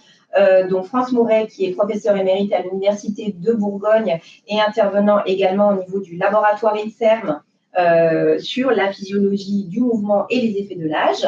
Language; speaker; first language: French; native; French